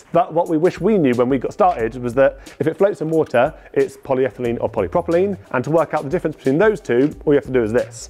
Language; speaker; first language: English; native; English